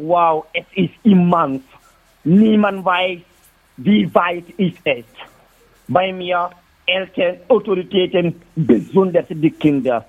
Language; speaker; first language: German; non-native, learner; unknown